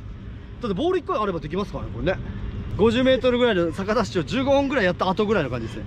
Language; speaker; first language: Japanese; native; Japanese